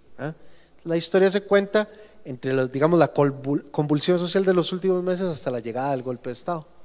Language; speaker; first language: Spanish; native; Spanish